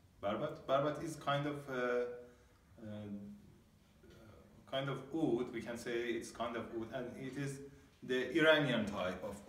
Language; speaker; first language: English; non-native, learner; Persian